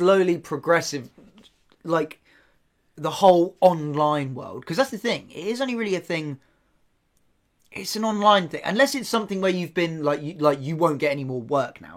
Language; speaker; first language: English; native; English